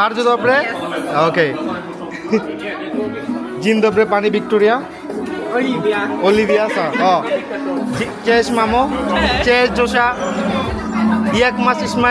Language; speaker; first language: Polish; non-native, learner; Bangla